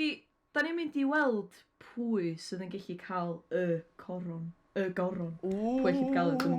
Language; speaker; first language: Welsh; native; Welsh